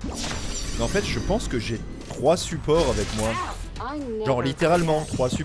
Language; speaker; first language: French; native; French